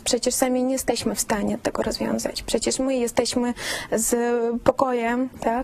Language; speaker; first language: Polish; non-native, fluent; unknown